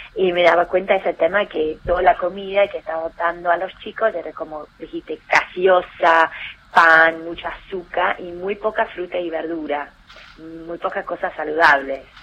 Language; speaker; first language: Spanish; non-native, fluent; English